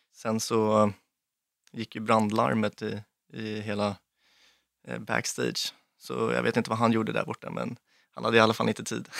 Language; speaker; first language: Swedish; native; Swedish